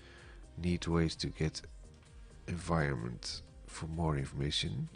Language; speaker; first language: English; non-native, fluent; Dutch